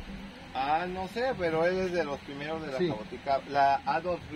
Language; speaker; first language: Spanish; native; Spanish